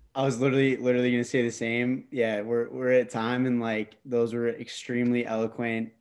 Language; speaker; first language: English; native; English